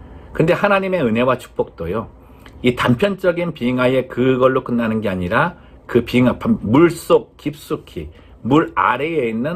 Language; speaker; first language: Korean; native; Korean